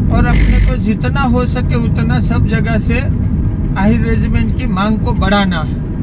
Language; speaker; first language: Hindi; non-native, local second language; Gujarati